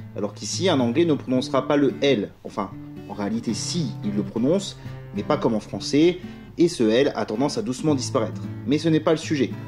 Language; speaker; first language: French; native; French